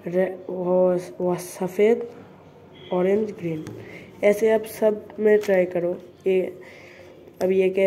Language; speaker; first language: Hindi; non-native, local second language; Bangla